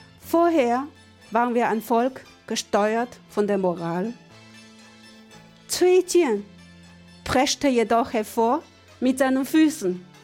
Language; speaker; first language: German; non-native, fluent; Chinese